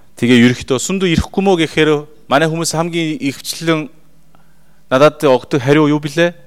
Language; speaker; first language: Mongolian; non-native, fluent; Korean